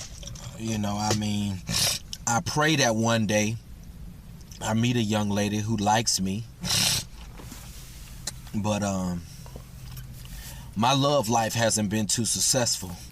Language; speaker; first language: English; native; English